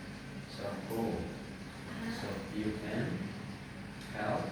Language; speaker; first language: English; non-native, fluent; Indonesian